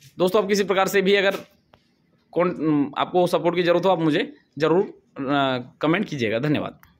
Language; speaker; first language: Hindi; native; Hindi